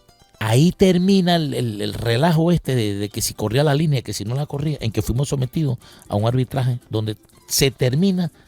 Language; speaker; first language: Spanish; native; Spanish